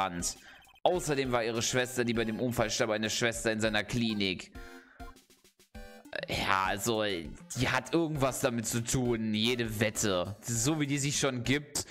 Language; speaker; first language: German; native; German